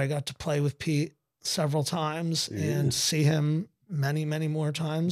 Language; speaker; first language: English; native; English